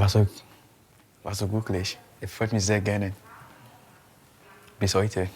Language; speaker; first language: German; non-native, learner; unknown